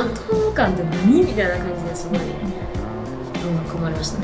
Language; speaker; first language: Japanese; non-native, fluent; Chinese